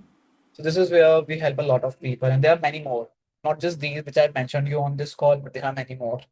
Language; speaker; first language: English; non-native, local second language; Hindi